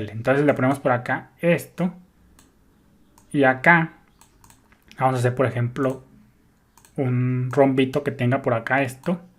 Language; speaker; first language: Spanish; native; Spanish